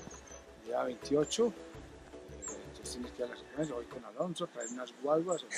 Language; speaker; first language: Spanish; native; Spanish